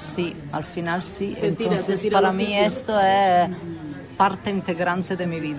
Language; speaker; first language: Spanish; non-native, fluent; Italian